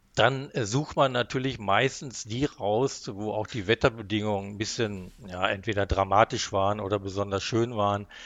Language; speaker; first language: German; native; German